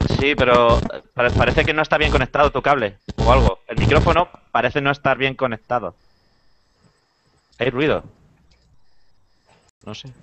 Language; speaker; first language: Spanish; native; Spanish